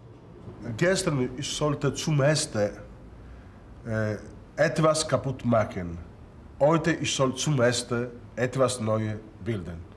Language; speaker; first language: German; non-native, learner; Italian